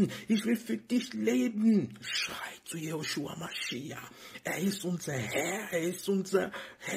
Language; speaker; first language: German; non-native, fluent; French